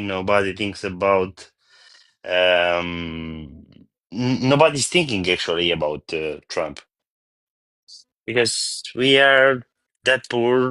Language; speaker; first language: English; non-native, learner; Bulgarian